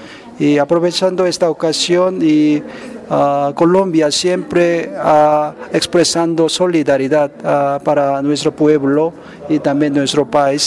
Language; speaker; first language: Spanish; non-native, learner; Korean